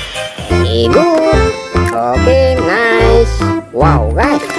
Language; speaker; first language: English; non-native, learner; Indonesian